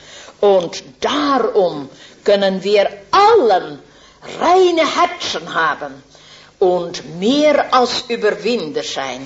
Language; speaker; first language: German; non-native, fluent; Dutch